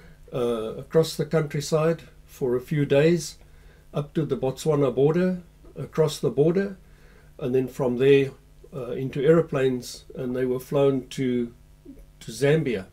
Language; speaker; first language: English; native; English